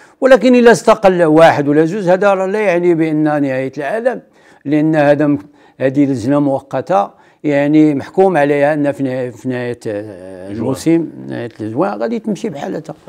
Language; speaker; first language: Arabic; native; Arabic